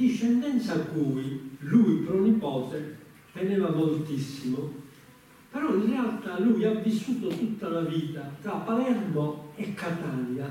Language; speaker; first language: Italian; native; Italian